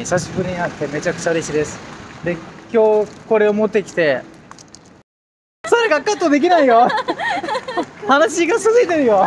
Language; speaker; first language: Japanese; non-native, fluent; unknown